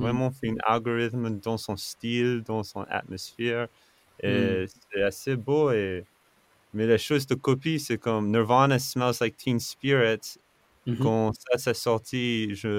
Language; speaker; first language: French; non-native, fluent; English